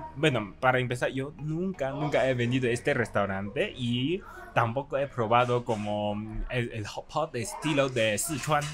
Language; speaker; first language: Spanish; non-native, fluent; Chinese